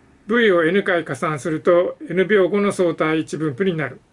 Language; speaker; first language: Japanese; native; Japanese